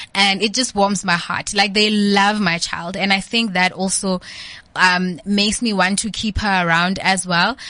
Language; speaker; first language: English; non-native, local second language; Southern Sotho